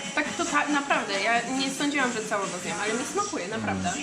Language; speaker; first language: Polish; early bilingual, heritage; Polish